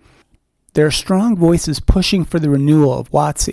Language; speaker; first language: English; native; English